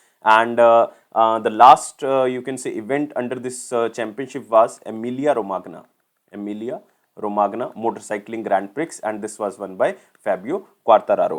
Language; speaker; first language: English; non-native, local second language; Hindi